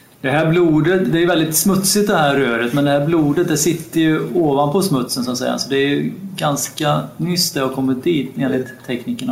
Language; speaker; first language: Swedish; native; Swedish